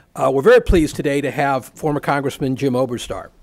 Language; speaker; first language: English; native; English